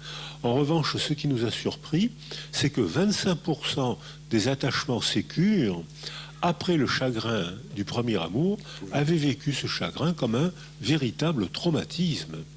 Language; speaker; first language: French; native; French